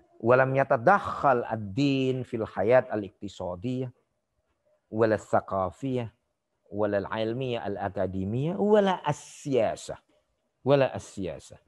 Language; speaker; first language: Arabic; non-native, fluent; Indonesian